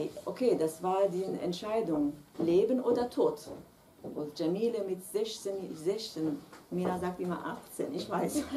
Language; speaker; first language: German; non-native, fluent; Kurdish